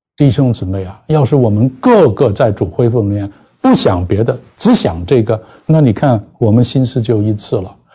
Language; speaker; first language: Chinese; non-native, local second language; Cantonese